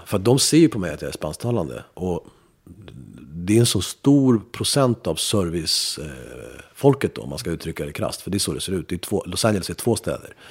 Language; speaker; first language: Swedish; early bilingual, other home language; Spanish